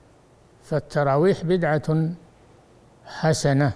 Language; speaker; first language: Arabic; native; Arabic